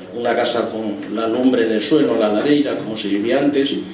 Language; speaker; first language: Spanish; native; Spanish